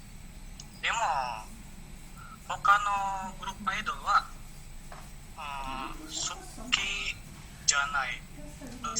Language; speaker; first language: Japanese; non-native, learner; Indonesian